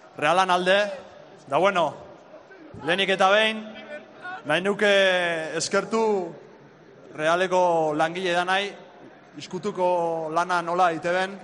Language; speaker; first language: Basque; native; Basque